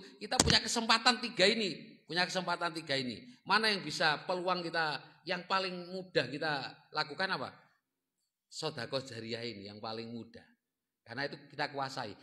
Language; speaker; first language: Indonesian; non-native, local second language; Javanese